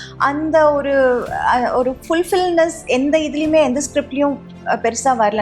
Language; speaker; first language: Tamil; native; Tamil